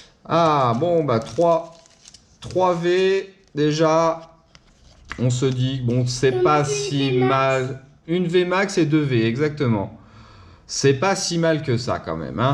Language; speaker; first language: French; native; French